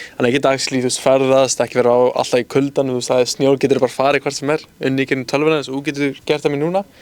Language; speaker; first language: Icelandic; early bilingual, other home language; Spanish